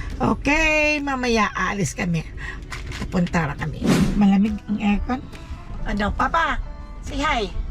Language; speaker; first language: Filipino; non-native, local second language; Cebuano